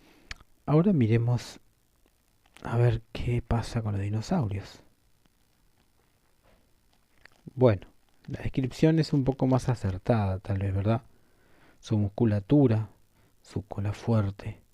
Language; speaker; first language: Spanish; native; Spanish